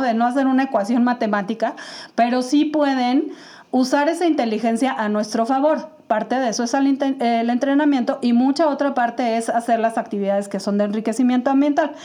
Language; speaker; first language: Spanish; native; Spanish